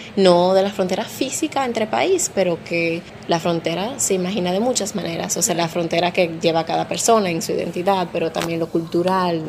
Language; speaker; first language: Spanish; early bilingual, heritage; Spanish